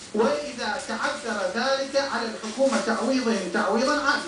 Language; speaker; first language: Arabic; non-native, local second language; Turkmen